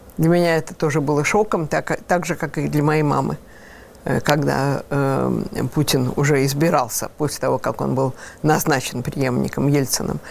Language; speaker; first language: Russian; native; Russian